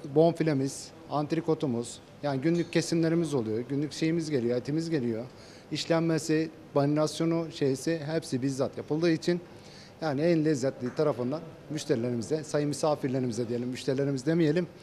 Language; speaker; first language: Turkish; native; Turkish